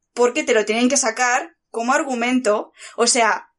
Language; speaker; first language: Spanish; early bilingual, other home language; Bulgarian